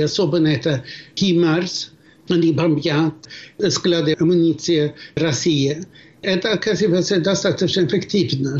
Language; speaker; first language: Russian; non-native, fluent; Swedish